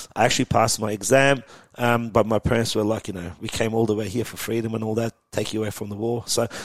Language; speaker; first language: English; early bilingual, other home language; Persian